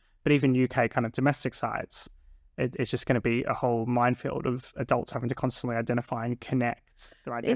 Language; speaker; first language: English; native; English